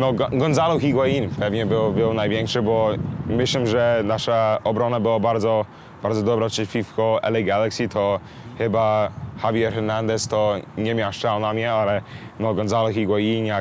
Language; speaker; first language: Polish; early bilingual, heritage; English